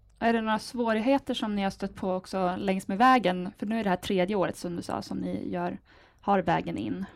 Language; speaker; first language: Swedish; native; Swedish